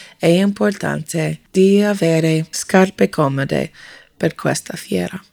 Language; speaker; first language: Italian; non-native, learner; English